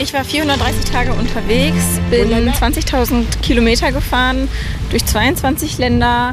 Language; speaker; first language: German; native; German